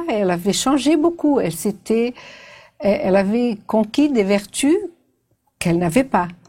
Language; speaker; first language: French; non-native, fluent; Portuguese